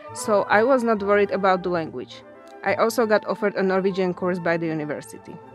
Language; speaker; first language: English; non-native, fluent; Slovak